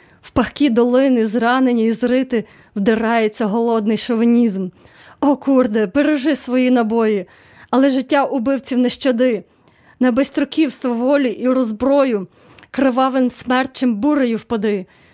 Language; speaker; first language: Ukrainian; native; Ukrainian